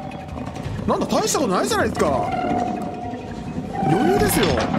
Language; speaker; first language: Japanese; native; Japanese